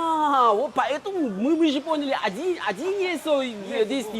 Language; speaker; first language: Russian; non-native, local second language; Uzbek